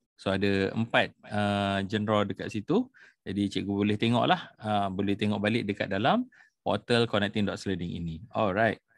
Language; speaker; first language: Malay; native; Malay